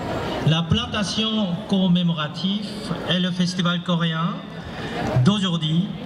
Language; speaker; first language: French; non-native, fluent; Korean